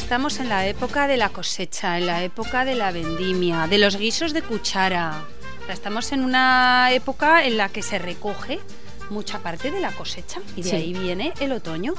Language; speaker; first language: Spanish; native; Spanish